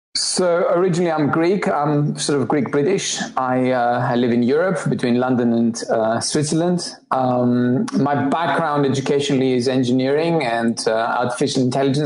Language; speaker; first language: English; non-native, fluent; Greek